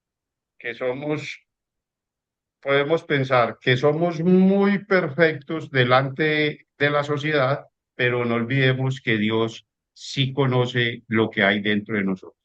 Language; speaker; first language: Spanish; native; Spanish